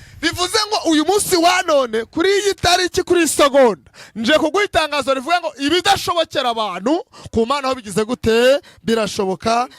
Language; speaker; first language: Kinyarwanda; native; Kinyarwanda